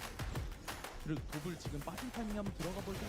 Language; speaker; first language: Korean; native; Korean